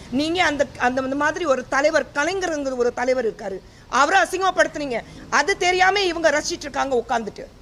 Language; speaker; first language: Tamil; non-native, fluent; Hindi